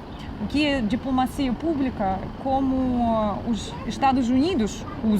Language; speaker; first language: Portuguese; non-native, fluent; Russian